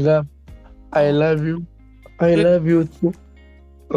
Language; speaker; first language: English; non-native, learner; Oromo